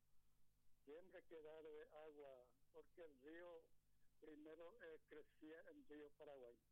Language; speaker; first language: Spanish; non-native, local second language; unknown